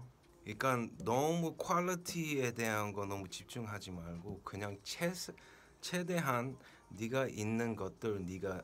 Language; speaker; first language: Korean; early bilingual, heritage; Korean